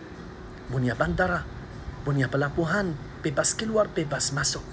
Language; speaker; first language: Indonesian; non-native, learner; Arabic